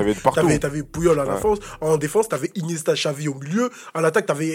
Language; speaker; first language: French; native; French